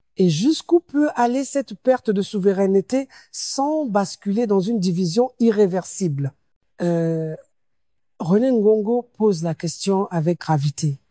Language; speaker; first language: French; non-native, local second language; Lingala